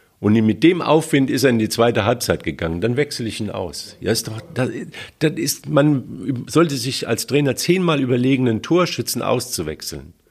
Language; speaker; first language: German; native; German